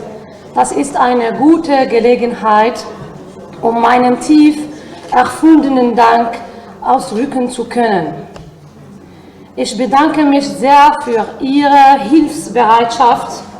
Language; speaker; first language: German; non-native, fluent; Arabic